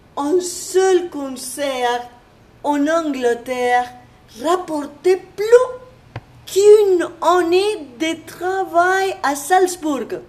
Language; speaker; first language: French; non-native, fluent; Spanish